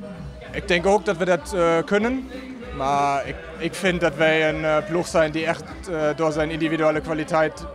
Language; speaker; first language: Dutch; non-native, fluent; German